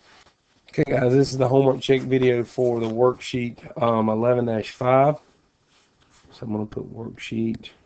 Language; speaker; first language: English; native; English